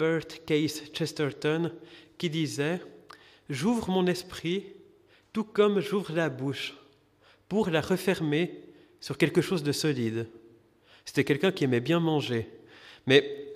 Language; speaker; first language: French; native; French